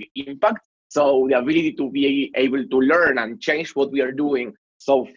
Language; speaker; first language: English; non-native, fluent; Spanish